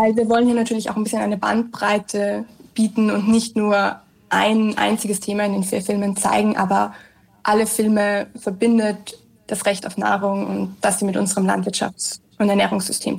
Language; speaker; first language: German; native; German